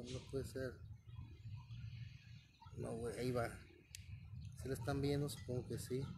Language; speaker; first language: Spanish; native; Spanish